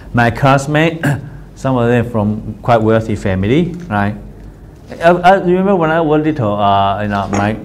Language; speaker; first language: English; non-native, fluent; Chinese